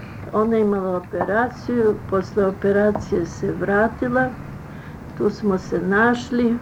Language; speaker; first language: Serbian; early bilingual, other home language; Russian